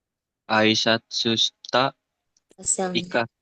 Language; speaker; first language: Japanese; non-native, learner; Indonesian